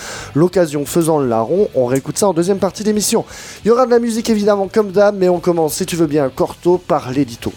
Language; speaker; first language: French; native; French